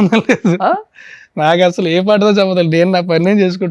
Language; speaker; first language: Telugu; native; Telugu